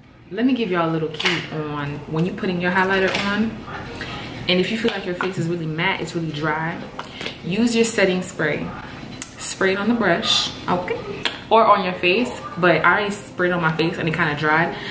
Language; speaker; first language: English; native; English